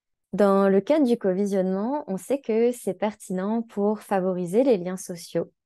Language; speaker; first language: French; native; French